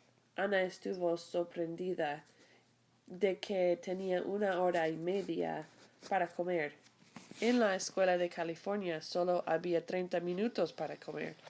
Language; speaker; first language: Spanish; non-native, fluent; English